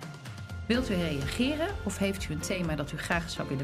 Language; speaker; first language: Dutch; native; Dutch